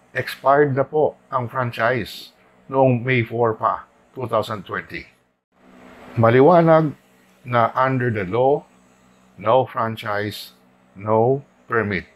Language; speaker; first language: Filipino; non-native, local second language; Hiligaynon